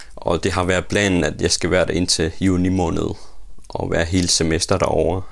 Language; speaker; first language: Danish; non-native, local second language; Kalaallisut